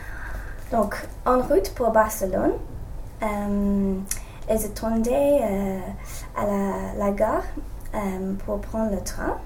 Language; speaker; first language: French; non-native, learner; English